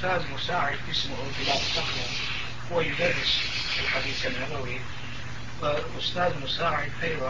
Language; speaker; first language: Arabic; non-native, fluent; Turkish